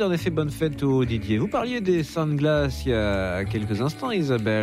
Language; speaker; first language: French; native; French